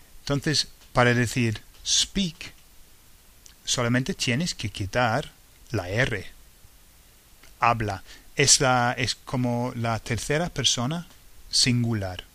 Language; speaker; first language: Spanish; non-native, fluent; English